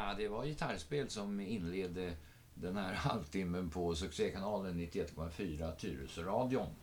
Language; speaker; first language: Swedish; native; Swedish